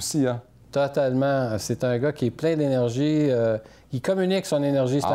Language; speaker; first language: French; native; French